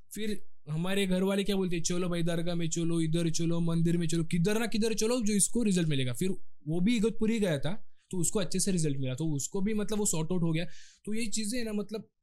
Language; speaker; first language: Hindi; non-native, local second language; Marathi